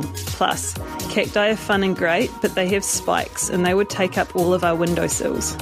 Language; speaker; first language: English; native; English